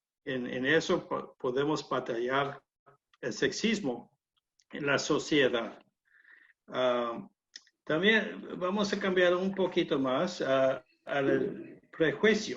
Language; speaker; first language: Spanish; non-native, learner; English